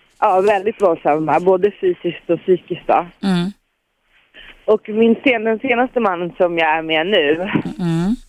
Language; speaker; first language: Swedish; native; Swedish